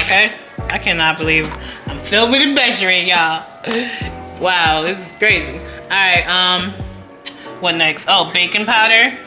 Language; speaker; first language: English; native; English